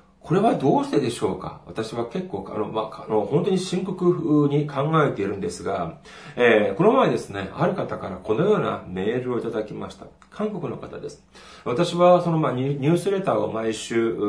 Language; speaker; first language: Japanese; non-native, fluent; Korean